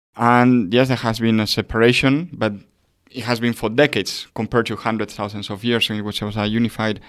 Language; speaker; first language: English; non-native, fluent; Spanish